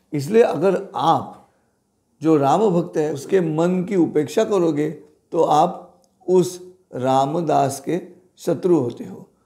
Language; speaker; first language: Hindi; non-native, local second language; Marathi